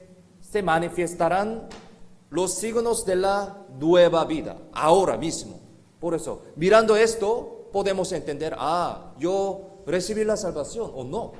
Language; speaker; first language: Spanish; non-native, learner; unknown